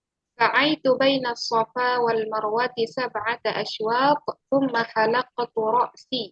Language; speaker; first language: Arabic; non-native, fluent; Indonesian